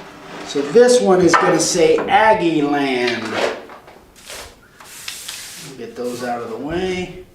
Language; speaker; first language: English; native; English